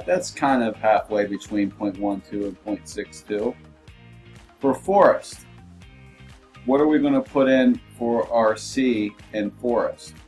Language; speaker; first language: English; native; English